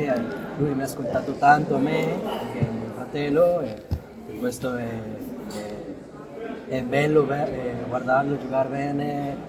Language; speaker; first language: Italian; non-native, learner; Spanish